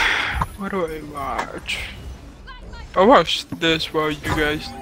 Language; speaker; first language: English; native; English